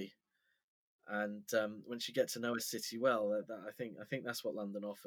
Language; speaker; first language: English; native; English